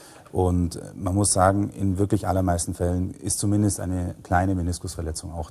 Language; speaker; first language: German; native; German